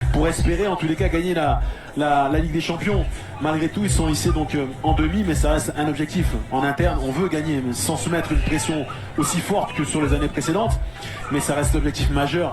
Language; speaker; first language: French; native; French